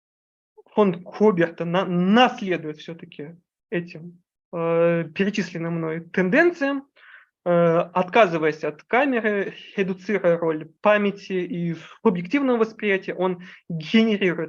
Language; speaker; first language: Russian; native; Russian